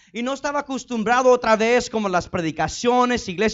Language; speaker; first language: Spanish; early bilingual, heritage; Spanish